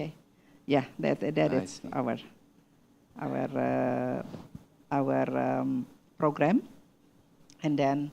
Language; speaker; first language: English; non-native, learner; Indonesian